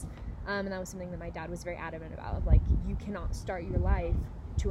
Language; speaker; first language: English; native; English